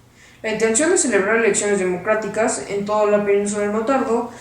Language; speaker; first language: Spanish; native; Spanish